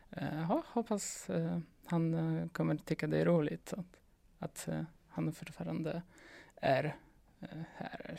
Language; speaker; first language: Swedish; non-native, fluent; Polish